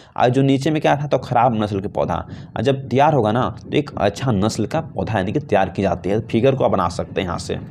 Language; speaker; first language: Hindi; native; Hindi